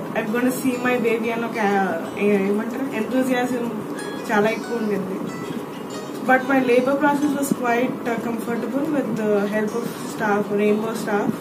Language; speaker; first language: English; non-native, local second language; Telugu